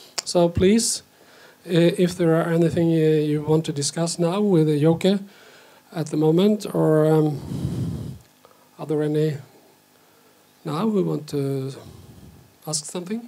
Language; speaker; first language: English; non-native, fluent; Norwegian